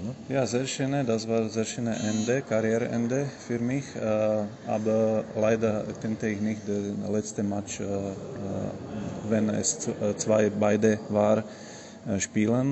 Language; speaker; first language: German; non-native, learner; Slovak